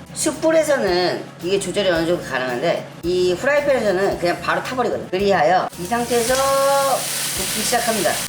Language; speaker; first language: Korean; native; Korean